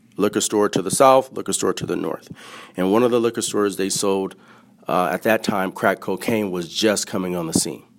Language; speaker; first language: English; native; English